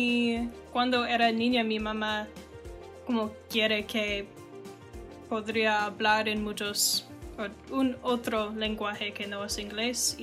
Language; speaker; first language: Spanish; non-native, learner; English